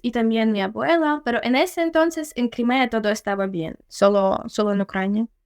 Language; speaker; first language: Spanish; non-native, fluent; Ukrainian